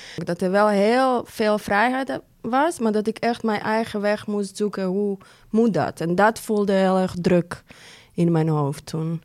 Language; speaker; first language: Dutch; non-native, fluent; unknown